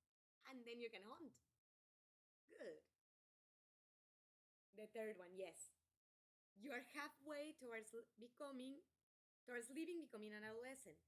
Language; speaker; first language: English; non-native, fluent; Spanish